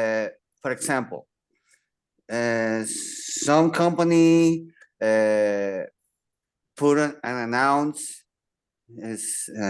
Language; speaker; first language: English; non-native, learner; Spanish